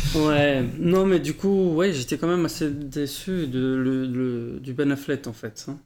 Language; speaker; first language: French; early bilingual, other home language; Portuguese